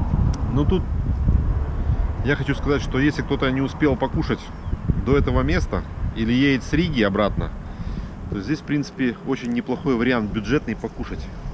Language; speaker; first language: Russian; native; Russian